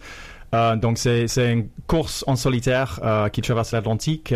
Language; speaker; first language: French; non-native, fluent; English